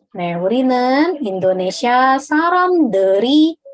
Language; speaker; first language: Korean; non-native, fluent; Indonesian